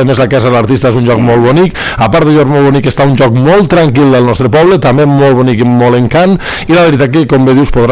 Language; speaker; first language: Catalan; native; Catalan